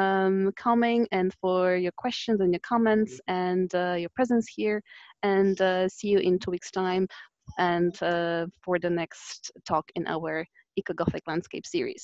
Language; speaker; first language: English; non-native, fluent; Polish